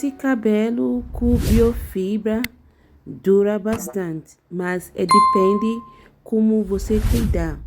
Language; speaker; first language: Portuguese; non-native, learner; English